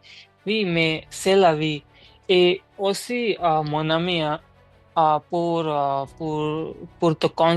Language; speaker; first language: French; non-native, learner; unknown